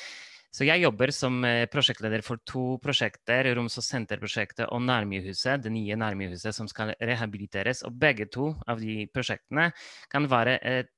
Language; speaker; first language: Norwegian; non-native, fluent; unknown